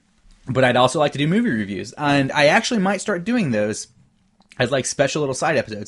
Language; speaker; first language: English; native; English